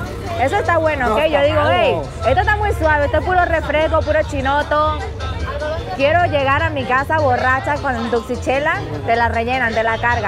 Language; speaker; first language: Spanish; native; Spanish